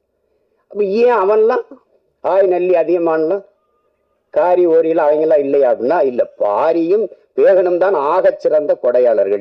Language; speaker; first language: Tamil; native; Tamil